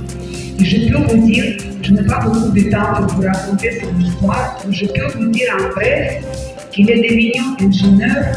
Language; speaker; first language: French; non-native, fluent; Russian